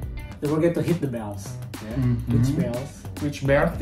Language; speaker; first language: English; non-native, learner; Indonesian